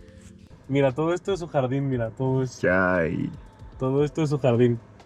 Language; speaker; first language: Spanish; native; Spanish